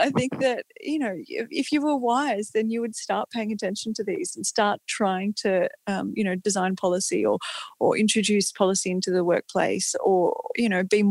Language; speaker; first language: English; native; English